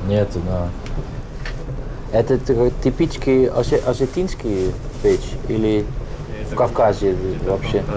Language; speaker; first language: Russian; non-native, fluent; Dutch